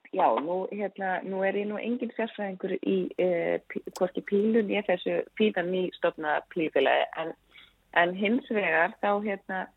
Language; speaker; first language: Icelandic; native; Icelandic